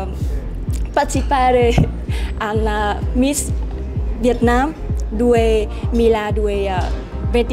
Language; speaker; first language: Italian; non-native, learner; Vietnamese